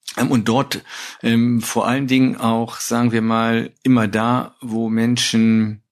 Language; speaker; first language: German; native; German